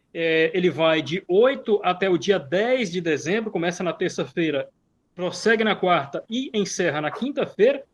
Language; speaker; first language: Portuguese; native; Portuguese